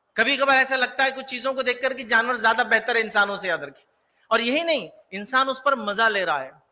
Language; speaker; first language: Urdu; native; Urdu